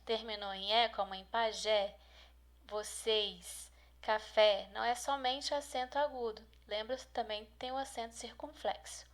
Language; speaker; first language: Portuguese; native; Portuguese